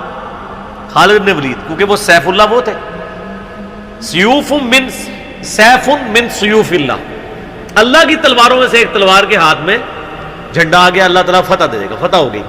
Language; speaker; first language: Urdu; non-native, local second language; Punjabi